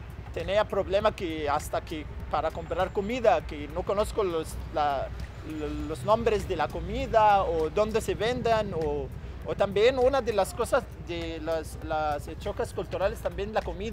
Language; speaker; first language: Spanish; non-native, fluent; Arabic